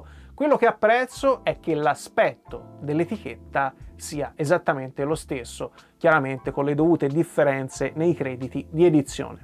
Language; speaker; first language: Italian; native; Italian